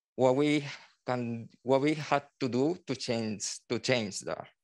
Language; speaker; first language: English; non-native, learner; Spanish